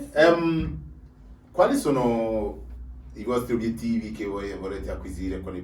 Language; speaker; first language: Italian; native; Italian